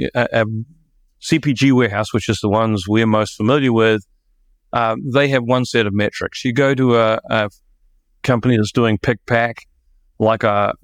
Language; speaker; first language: English; native; English